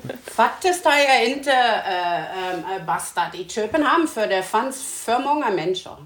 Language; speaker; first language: Swedish; non-native, learner; German